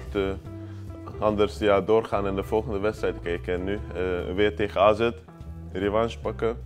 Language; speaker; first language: Dutch; non-native, learner; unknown